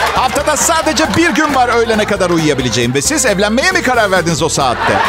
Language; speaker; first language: Turkish; non-native, fluent; Italian